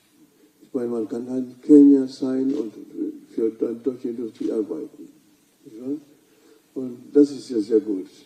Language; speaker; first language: German; non-native, fluent; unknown